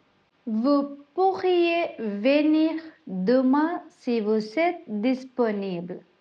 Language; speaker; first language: French; non-native, fluent; Tamil